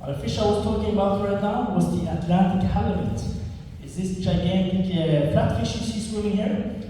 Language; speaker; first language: English; non-native, fluent; Norwegian